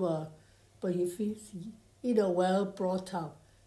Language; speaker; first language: English; non-native, fluent; Chinese